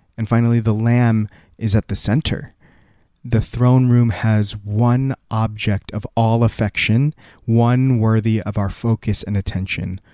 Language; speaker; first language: English; early bilingual, other home language; Korean